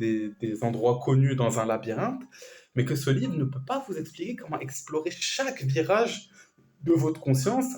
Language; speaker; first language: French; native; French